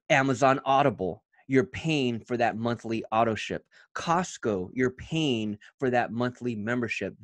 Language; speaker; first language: English; native; English